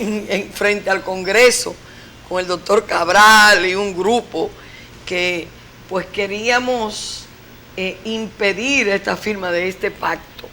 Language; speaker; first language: Spanish; native; Spanish